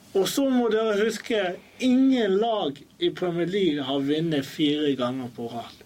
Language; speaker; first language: Norwegian; early bilingual, other home language; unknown